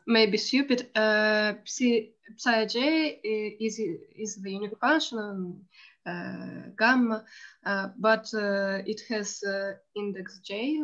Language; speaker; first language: English; non-native, learner; Russian